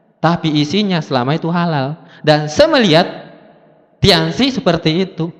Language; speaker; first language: Indonesian; non-native, local second language; Buginese